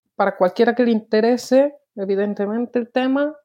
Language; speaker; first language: Spanish; native; Spanish